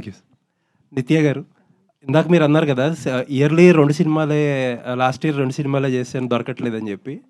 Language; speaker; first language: Telugu; native; Telugu